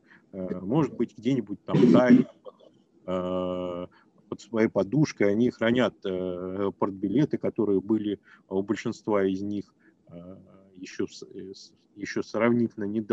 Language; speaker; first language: Russian; native; Russian